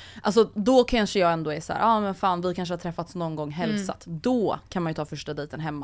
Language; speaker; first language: Swedish; native; Swedish